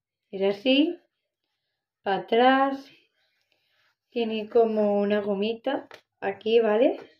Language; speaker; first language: Spanish; non-native, local second language; Catalan